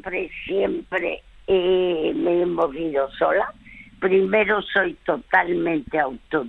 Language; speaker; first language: Spanish; early bilingual, other home language; French